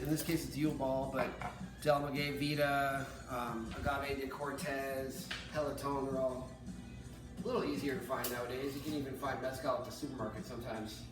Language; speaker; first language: English; native; English